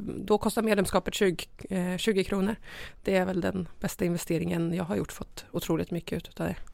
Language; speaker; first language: Swedish; native; Swedish